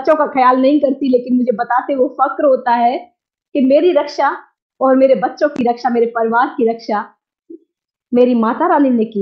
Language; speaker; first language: Hindi; native; Hindi